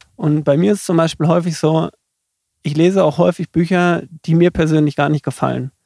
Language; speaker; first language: German; native; German